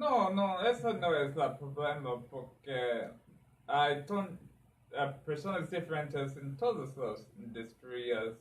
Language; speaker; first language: Spanish; non-native, learner; English